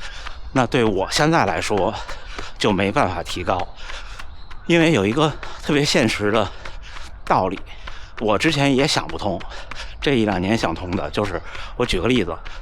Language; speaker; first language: Chinese; native; Chinese